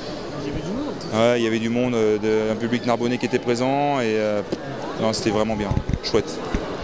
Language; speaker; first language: French; native; French